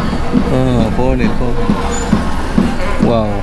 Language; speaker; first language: Russian; non-native, learner; Malay